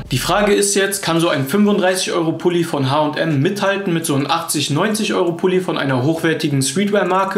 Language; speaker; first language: German; native; German